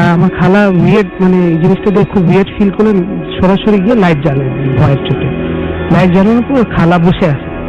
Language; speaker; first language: Bangla; early bilingual, heritage; Bangla